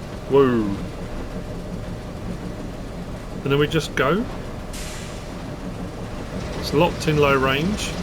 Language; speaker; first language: English; native; English